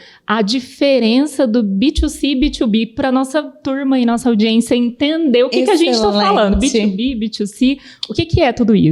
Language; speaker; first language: Portuguese; native; Portuguese